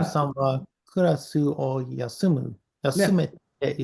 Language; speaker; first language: Japanese; non-native, learner; English